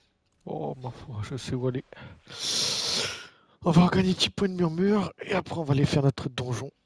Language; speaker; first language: French; native; French